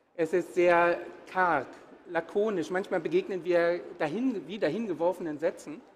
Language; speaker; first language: German; native; German